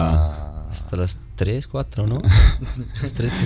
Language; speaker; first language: Spanish; non-native, fluent; Italian